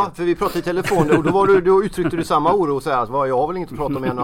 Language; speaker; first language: Swedish; native; Swedish